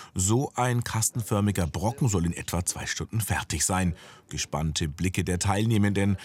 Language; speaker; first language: German; native; German